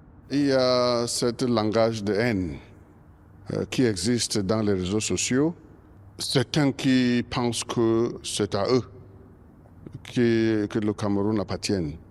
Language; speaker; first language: French; non-native, local second language; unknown